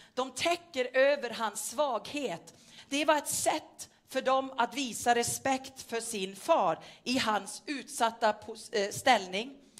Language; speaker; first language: Swedish; non-native, fluent; Norwegian